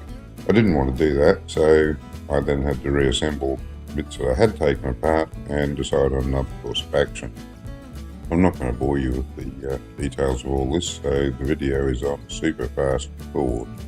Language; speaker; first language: English; native; English